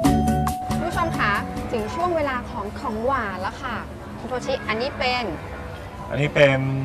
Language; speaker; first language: Thai; native; Thai